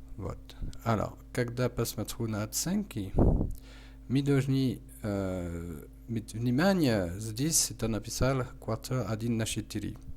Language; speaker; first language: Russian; non-native, learner; French